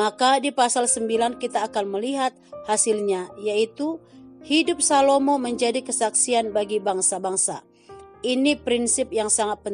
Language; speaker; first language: Indonesian; native; Indonesian